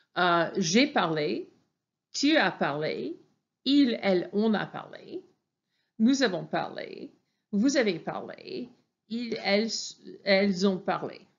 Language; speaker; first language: French; non-native, fluent; English